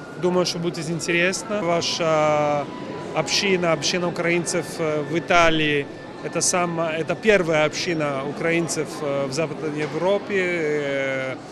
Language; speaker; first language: Russian; non-native, fluent; Italian